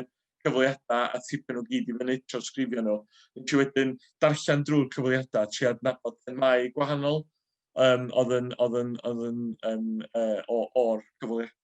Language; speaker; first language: Welsh; native; Welsh